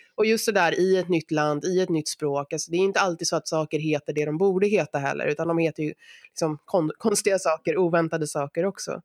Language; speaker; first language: Swedish; native; Swedish